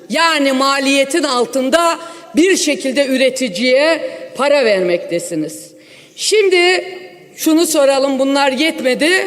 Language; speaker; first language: Turkish; native; Turkish